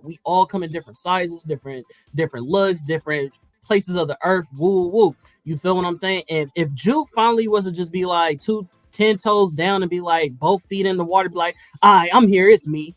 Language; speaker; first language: English; native; English